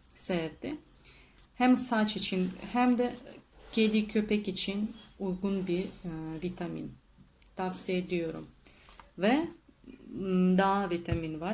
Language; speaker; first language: Turkish; non-native, learner; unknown